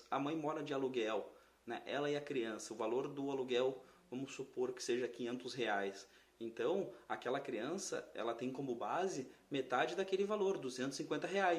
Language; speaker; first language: Portuguese; native; Portuguese